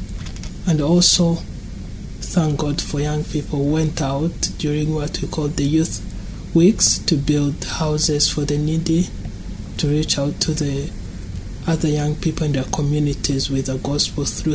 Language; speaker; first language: English; non-native, local second language; Kinyarwanda